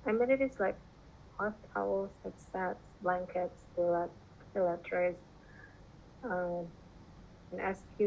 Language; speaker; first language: English; non-native, fluent; Indonesian